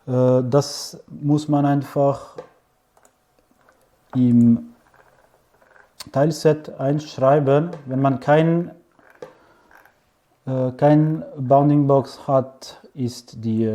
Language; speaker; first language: German; non-native, fluent; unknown